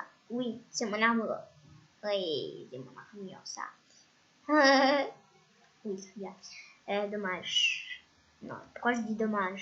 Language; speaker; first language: French; non-native, fluent; Spanish